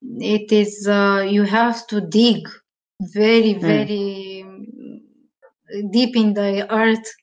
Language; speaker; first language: English; non-native, learner; Romanian